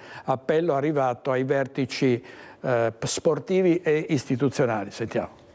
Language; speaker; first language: Italian; native; Italian